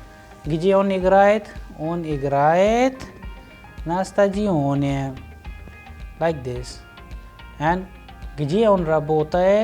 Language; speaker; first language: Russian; non-native, fluent; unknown